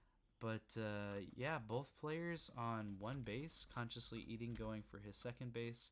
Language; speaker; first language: English; native; English